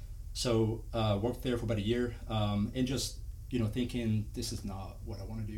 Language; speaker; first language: English; non-native, fluent; French